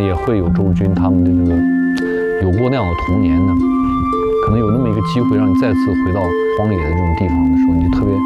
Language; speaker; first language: Chinese; native; Chinese